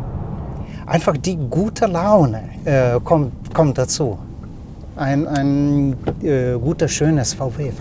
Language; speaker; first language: German; non-native, learner; Lithuanian